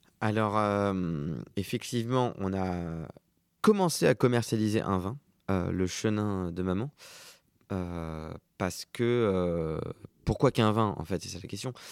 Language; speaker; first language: French; native; French